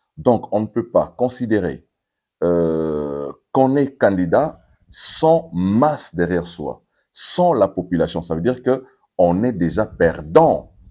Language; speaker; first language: French; non-native, local second language; Lingala